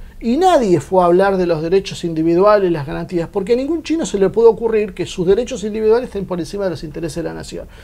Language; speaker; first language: Spanish; native; Spanish